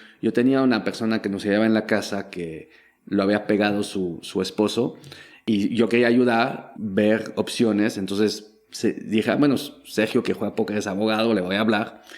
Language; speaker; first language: Spanish; non-native, fluent; French